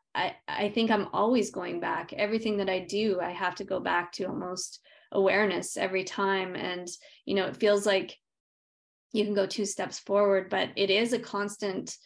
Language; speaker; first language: English; native; English